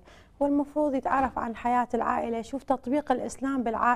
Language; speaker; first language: Arabic; native; Arabic